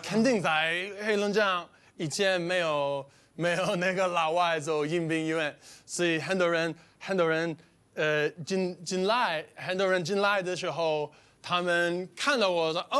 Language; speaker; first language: Chinese; non-native, learner; English